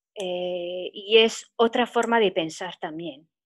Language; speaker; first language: Spanish; non-native, fluent; French